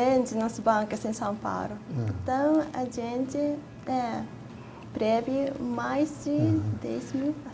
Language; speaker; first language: Portuguese; non-native, fluent; Japanese